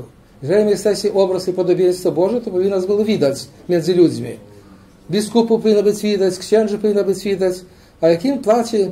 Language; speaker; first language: Polish; early bilingual, heritage; Polish